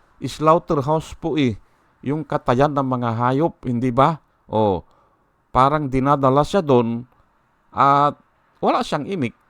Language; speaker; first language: Filipino; native; Filipino